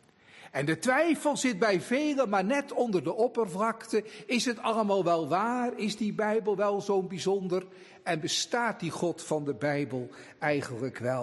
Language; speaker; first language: Dutch; native; Dutch